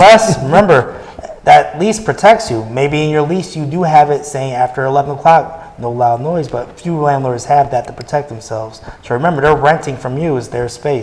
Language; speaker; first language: English; native; English